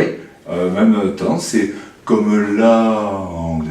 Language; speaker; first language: French; native; French